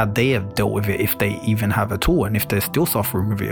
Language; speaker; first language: English; native; English